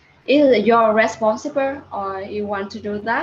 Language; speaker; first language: English; non-native, learner; Vietnamese